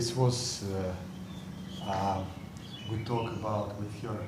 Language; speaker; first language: English; non-native, learner; Russian